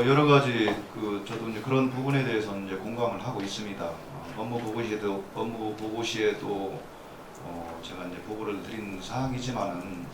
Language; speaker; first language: Korean; native; Korean